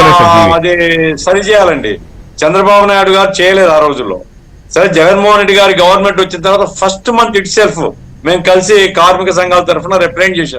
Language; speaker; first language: Telugu; native; Telugu